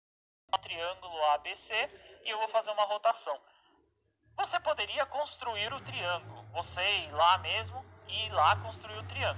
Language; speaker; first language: Portuguese; native; Portuguese